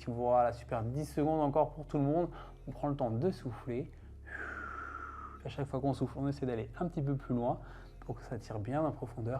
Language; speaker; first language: French; native; French